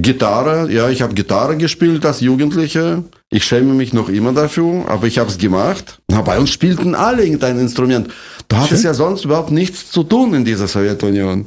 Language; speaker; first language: German; non-native, fluent; Russian